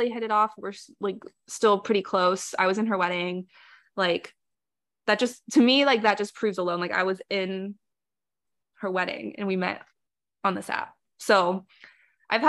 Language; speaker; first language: English; native; English